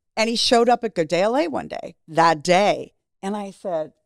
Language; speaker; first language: English; native; English